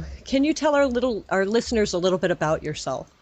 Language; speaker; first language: English; native; English